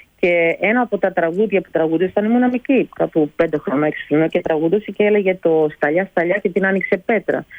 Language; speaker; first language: Greek; early bilingual, heritage; Greek